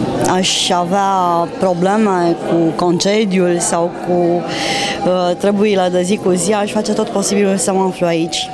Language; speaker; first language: Romanian; native; Romanian